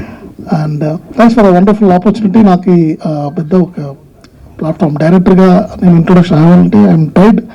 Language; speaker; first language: Telugu; non-native, learner; Tamil